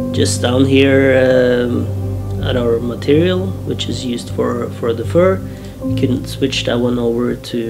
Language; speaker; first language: English; non-native, fluent; Norwegian